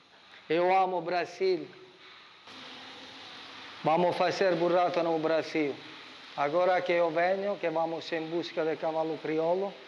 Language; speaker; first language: Portuguese; non-native, learner; Italian